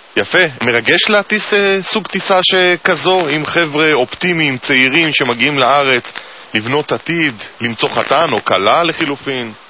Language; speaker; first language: Hebrew; native; Hebrew